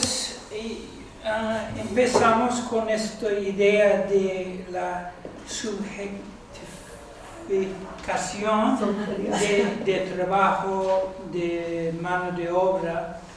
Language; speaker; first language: Spanish; non-native, fluent; English